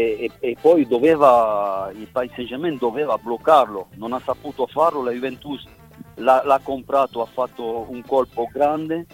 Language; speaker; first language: Italian; non-native, fluent; French